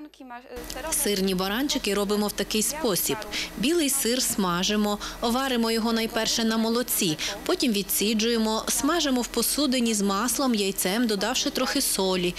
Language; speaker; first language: Ukrainian; native; Ukrainian